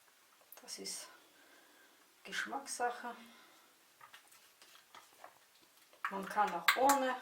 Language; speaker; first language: German; non-native, fluent; Russian